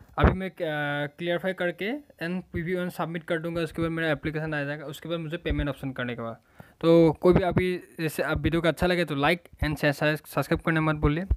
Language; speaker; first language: Hindi; non-native, local second language; Assamese